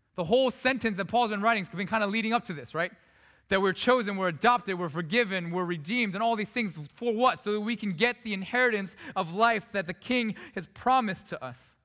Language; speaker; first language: English; early bilingual, other home language; Korean